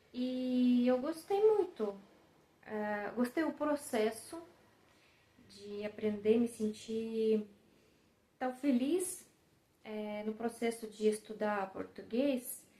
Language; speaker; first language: Portuguese; non-native, fluent; Russian